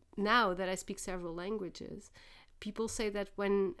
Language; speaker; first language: English; non-native, fluent; Portuguese